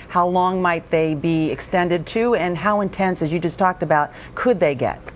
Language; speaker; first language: English; native; English